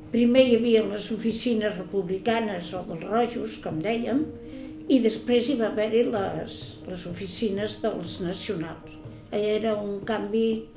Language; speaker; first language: Catalan; native; Catalan